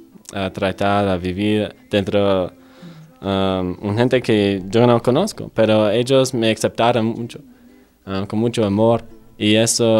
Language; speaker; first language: Spanish; non-native, fluent; English